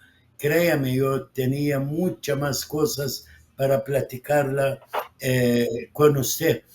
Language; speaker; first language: Spanish; non-native, fluent; Arabic